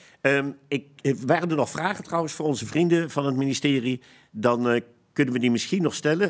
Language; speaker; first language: Dutch; native; Dutch